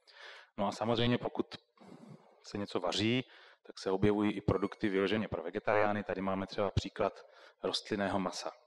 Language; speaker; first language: Czech; native; Czech